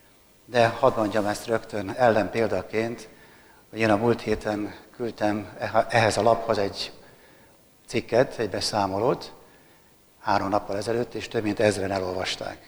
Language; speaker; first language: Hungarian; native; Hungarian